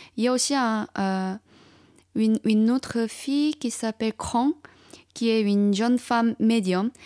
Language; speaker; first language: French; non-native, fluent; Chinese